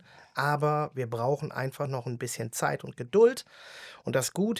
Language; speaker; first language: German; native; German